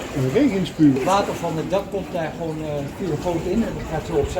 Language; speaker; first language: Dutch; native; Dutch